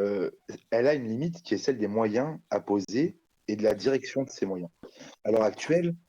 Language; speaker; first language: French; native; French